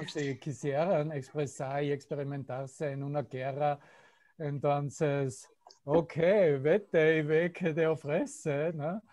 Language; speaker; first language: Spanish; non-native, fluent; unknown